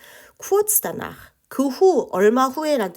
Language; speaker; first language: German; non-native, fluent; Korean